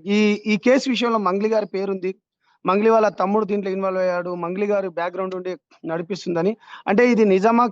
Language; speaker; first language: Telugu; non-native, local second language; Lambadi